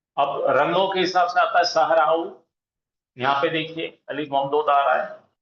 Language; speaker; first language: Urdu; native; Urdu